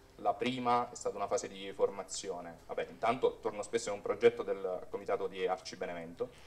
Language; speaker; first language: Italian; native; Italian